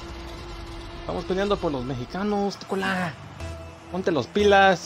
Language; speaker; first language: Spanish; early bilingual, heritage; Spanish